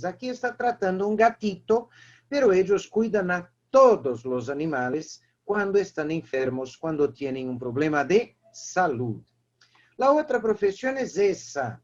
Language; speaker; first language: Spanish; non-native, fluent; Portuguese